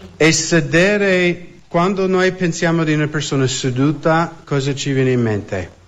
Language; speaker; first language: Italian; non-native, fluent; English